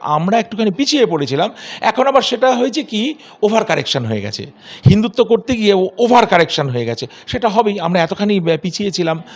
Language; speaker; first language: Bangla; native; Bangla